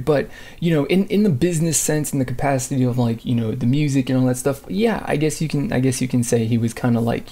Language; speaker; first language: English; native; English